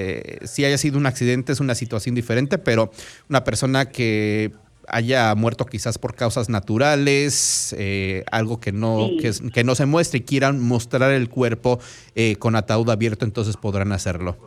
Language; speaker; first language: Spanish; native; Spanish